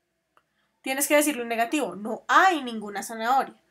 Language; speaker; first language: Spanish; native; Spanish